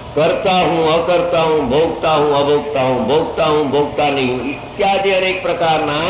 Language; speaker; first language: Hindi; non-native, local second language; Gujarati